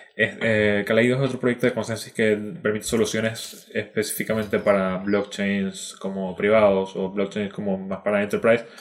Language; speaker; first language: Spanish; native; Spanish